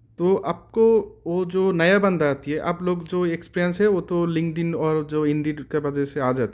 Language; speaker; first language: Hindi; non-native, learner; Bangla